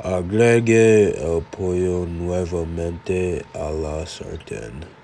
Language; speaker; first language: Spanish; non-native, learner; English